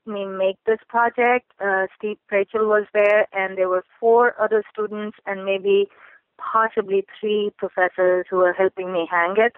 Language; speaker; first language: English; non-native, local second language; Urdu